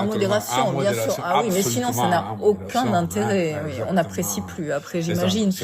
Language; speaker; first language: French; native; French